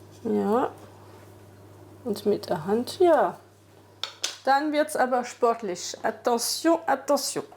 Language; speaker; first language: German; non-native, fluent; French